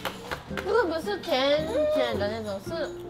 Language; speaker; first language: Chinese; non-native, fluent; Japanese